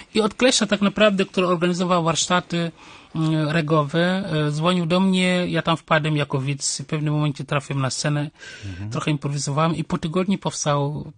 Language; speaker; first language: Polish; non-native, fluent; Wolof